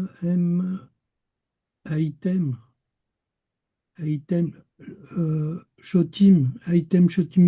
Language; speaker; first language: Hebrew; non-native, learner; French